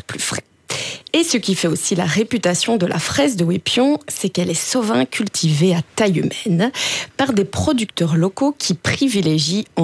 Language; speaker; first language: French; native; French